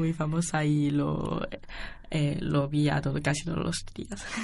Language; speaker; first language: Spanish; non-native, learner; Chinese